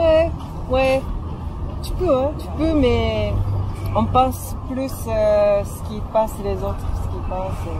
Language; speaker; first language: French; non-native, fluent; Japanese